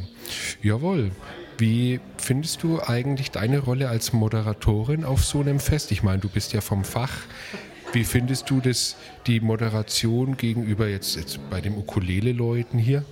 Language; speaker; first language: German; native; German